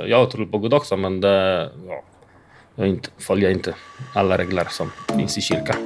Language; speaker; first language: Swedish; non-native, learner; Polish